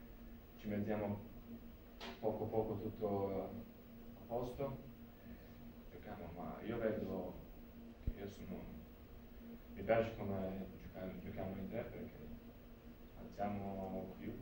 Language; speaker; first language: Italian; non-native, fluent; Latvian